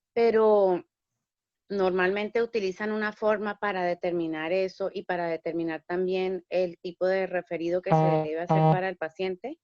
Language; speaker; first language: Spanish; early bilingual, heritage; Spanish